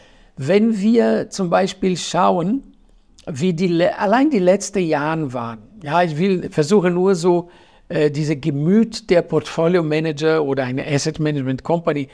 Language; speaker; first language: German; non-native, fluent; Portuguese